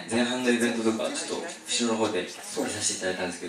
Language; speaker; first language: Japanese; early bilingual, other home language; Korean